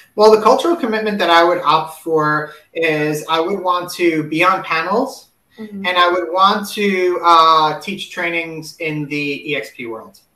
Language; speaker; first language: English; native; English